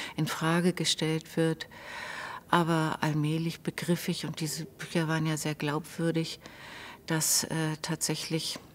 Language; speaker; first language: German; native; German